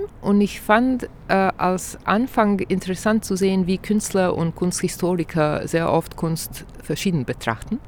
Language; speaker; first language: German; non-native, fluent; Croatian